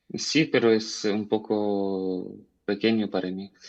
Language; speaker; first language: Spanish; non-native, learner; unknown